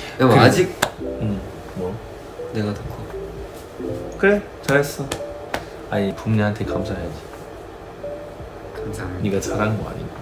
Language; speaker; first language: Korean; non-native, fluent; Chinese